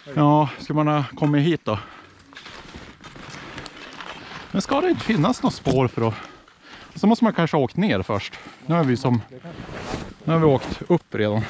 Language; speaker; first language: Swedish; native; Swedish